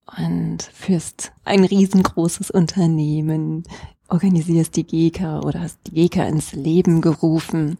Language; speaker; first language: German; native; German